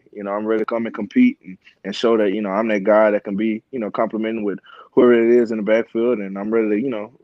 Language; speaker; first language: English; native; English